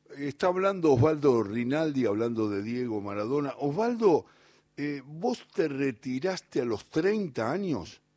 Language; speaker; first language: Spanish; native; Spanish